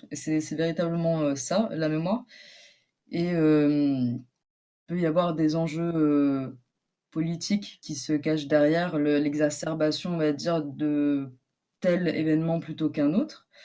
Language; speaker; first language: French; native; French